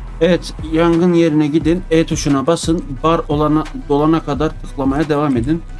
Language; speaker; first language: Turkish; native; Turkish